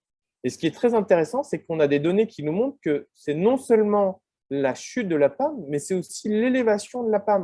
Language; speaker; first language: French; native; French